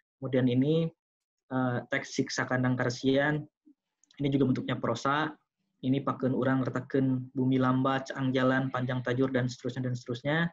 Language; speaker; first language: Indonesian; non-native, local second language; Sundanese